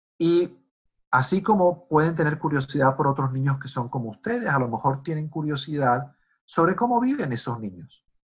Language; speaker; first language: Spanish; native; Spanish